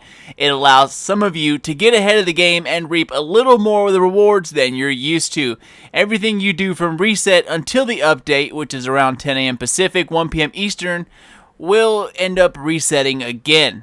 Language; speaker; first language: English; native; English